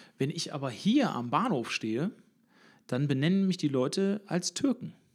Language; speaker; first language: German; native; German